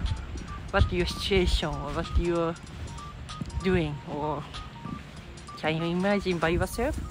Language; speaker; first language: English; non-native, fluent; Japanese